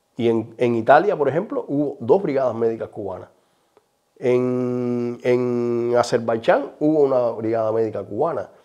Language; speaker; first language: Spanish; native; Spanish